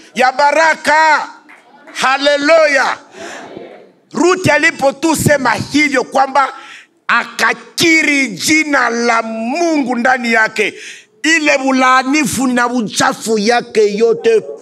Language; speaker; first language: Swahili; non-native, local second language; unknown